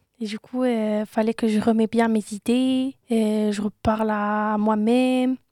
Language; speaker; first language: French; non-native, local second language; Arabic